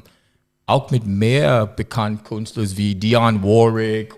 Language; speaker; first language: German; non-native, learner; English